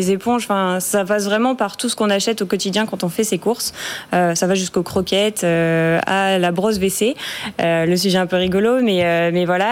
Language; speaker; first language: French; native; French